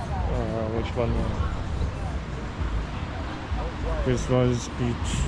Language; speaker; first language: English; non-native, learner; Turkish